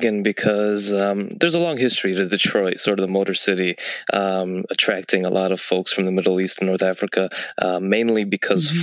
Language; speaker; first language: English; native; English